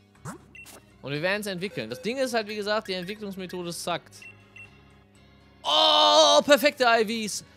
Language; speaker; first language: German; native; German